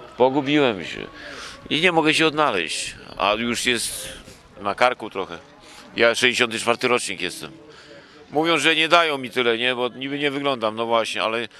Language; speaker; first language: Polish; native; Polish